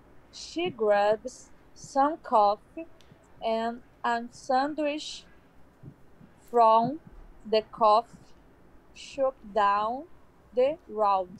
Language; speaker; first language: English; non-native, learner; Portuguese